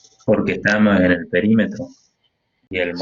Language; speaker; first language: Spanish; native; Spanish